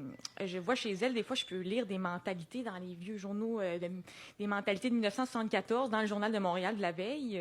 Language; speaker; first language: French; native; French